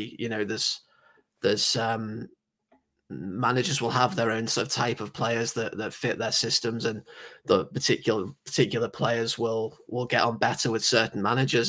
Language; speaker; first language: English; native; English